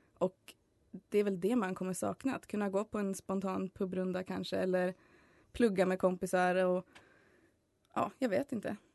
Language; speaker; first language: Swedish; native; Swedish